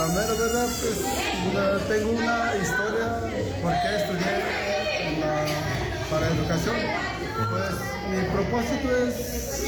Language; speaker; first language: Spanish; non-native, local second language; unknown